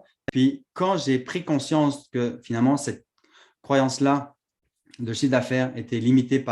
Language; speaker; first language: French; native; French